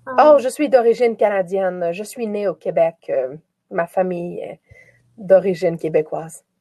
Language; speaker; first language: French; native; French